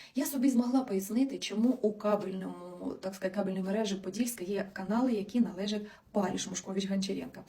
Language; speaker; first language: Ukrainian; non-native, local second language; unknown